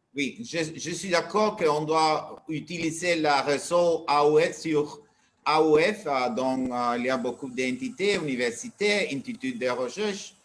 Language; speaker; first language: French; non-native, learner; Spanish